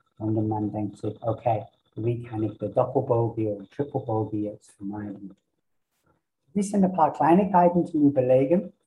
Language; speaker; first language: German; non-native, fluent; English